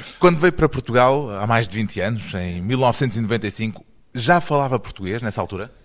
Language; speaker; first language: Portuguese; native; Portuguese